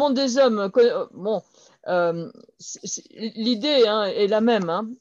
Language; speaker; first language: French; non-native, fluent; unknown